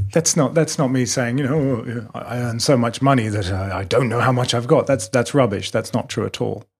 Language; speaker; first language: English; native; English